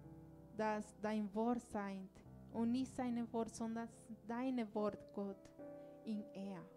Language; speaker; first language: German; non-native, learner; Spanish